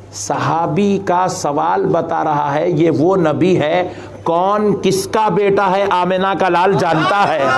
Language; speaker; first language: Hindi; non-native, local second language; Urdu